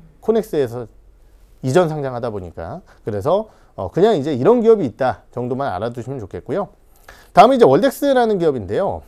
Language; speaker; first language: Korean; native; Korean